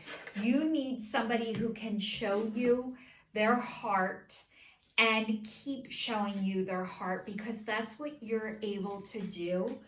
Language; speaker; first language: English; native; English